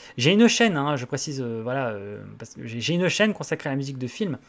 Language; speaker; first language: French; native; French